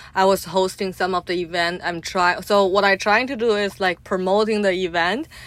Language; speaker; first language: English; non-native, fluent; Chinese